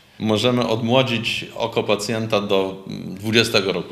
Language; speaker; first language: Polish; native; Polish